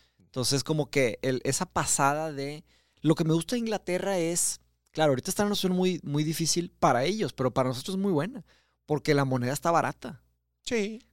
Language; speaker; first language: Spanish; early bilingual, other home language; Portuguese